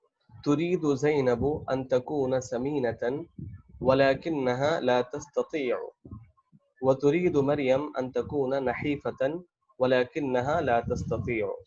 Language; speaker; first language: Arabic; non-native, fluent; Urdu